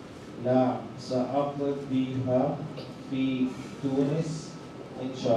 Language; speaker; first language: Arabic; non-native, learner; Urdu